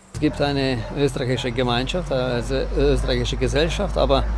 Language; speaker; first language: German; native; German